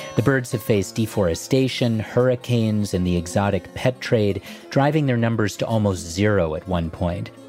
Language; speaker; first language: English; native; English